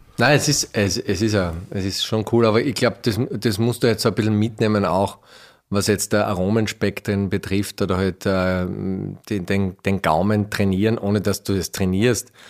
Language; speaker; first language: German; native; German